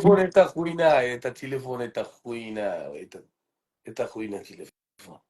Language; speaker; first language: Russian; non-native, learner; Uzbek